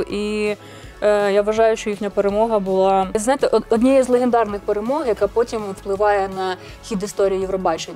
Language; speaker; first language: Ukrainian; native; Ukrainian